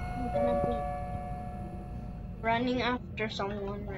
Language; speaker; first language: English; non-native, local second language; Filipino